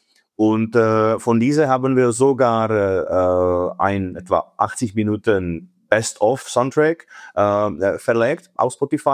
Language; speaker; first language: German; non-native, fluent; Czech